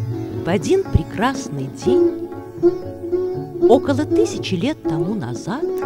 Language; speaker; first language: Russian; native; Russian